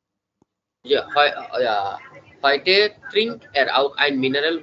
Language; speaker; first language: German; non-native, learner; Bangla